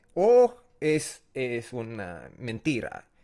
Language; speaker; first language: Spanish; non-native, learner; English